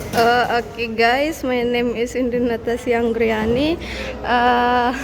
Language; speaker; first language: English; non-native, learner; Indonesian